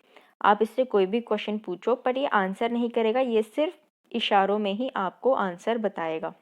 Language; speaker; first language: Hindi; non-native, local second language; Punjabi